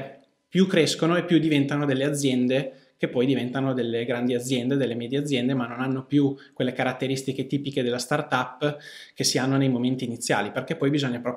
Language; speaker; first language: Italian; native; Italian